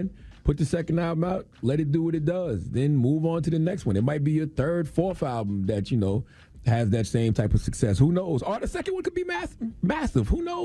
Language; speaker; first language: English; native; English